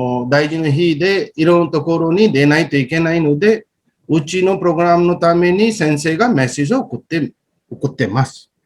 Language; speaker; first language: Japanese; non-native, fluent; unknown